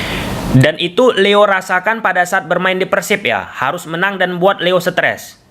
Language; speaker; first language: Indonesian; native; Indonesian